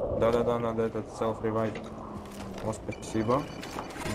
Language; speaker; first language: Russian; non-native, local second language; Latvian